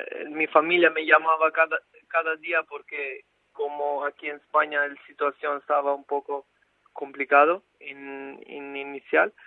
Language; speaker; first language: Spanish; non-native, fluent; Albanian